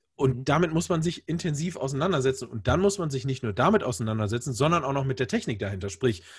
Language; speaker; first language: German; native; German